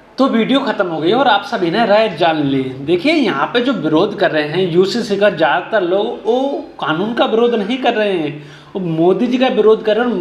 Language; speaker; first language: Hindi; native; Hindi